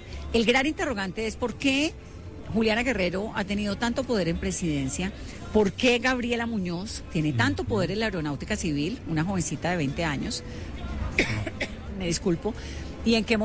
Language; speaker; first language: Spanish; native; Spanish